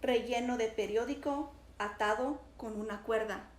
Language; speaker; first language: Spanish; early bilingual, heritage; Spanish